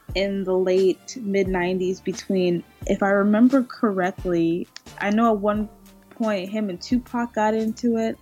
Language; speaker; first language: English; native; English